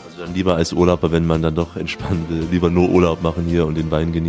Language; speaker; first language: German; native; German